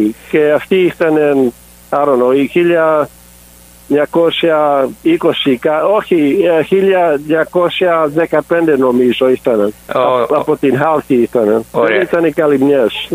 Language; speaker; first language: Greek; early bilingual, heritage; English